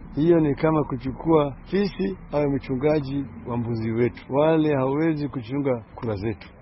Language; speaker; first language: Swahili; non-native, local second language; Luo (Kenya and Tanzania)